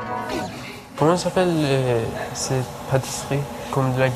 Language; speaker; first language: French; non-native, learner; Persian